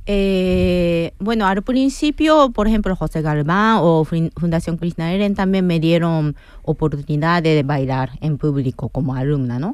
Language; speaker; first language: Spanish; non-native, fluent; Japanese